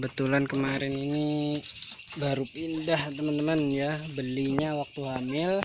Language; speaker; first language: Indonesian; native; Indonesian